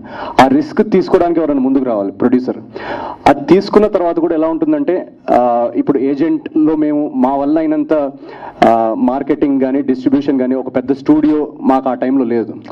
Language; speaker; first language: Telugu; native; Telugu